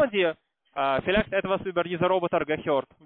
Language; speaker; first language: German; non-native, learner; Russian